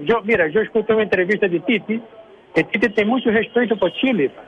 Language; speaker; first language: Spanish; non-native, learner; Portuguese